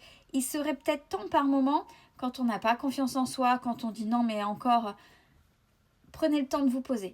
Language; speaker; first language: French; native; French